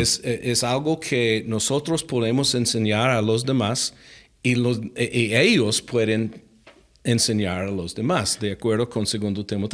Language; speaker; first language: Spanish; non-native, fluent; English